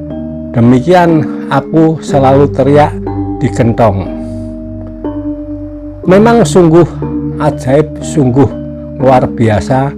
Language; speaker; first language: Indonesian; native; Indonesian